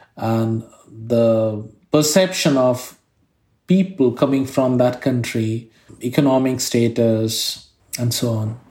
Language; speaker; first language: English; non-native, fluent; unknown